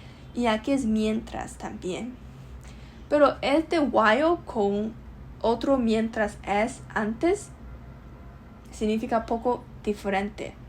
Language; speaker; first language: Spanish; non-native, learner; Chinese